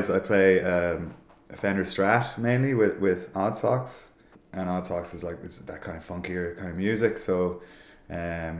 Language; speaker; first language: English; native; English